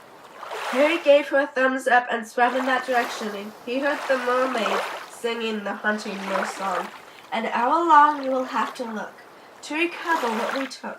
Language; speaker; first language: English; native; English